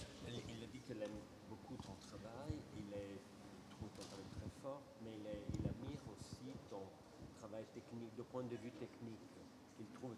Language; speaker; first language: French; non-native, fluent; Italian